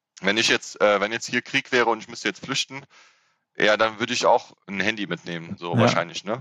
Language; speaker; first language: German; native; German